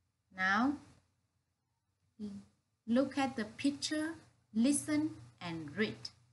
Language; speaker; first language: English; non-native, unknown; Vietnamese